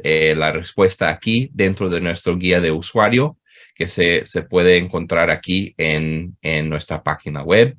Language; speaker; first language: Spanish; non-native, fluent; English